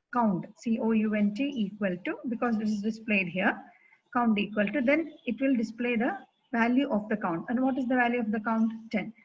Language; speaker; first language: English; non-native, local second language; Malayalam